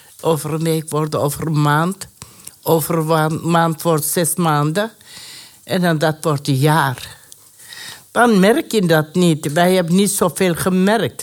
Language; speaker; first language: Dutch; non-native, learner; Persian